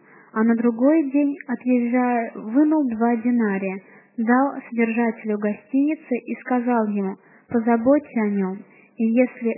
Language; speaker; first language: Russian; native; Russian